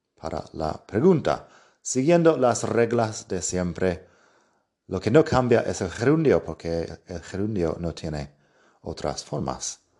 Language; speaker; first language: Spanish; non-native, fluent; English